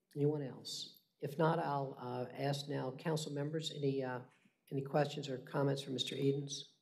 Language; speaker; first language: English; native; English